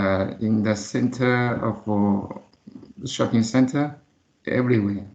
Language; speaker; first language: English; non-native, learner; Chinese